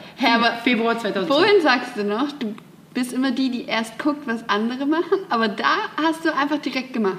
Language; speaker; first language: German; non-native, fluent; Russian